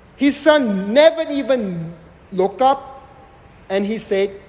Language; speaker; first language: English; non-native, local second language; Chinese